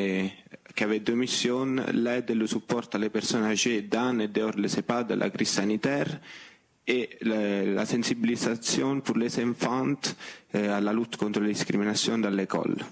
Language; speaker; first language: French; non-native, fluent; Italian